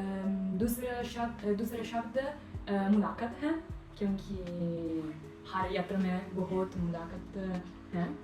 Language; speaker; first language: Hindi; non-native, learner; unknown